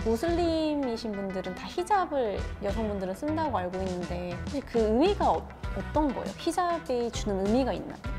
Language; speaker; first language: Korean; native; Korean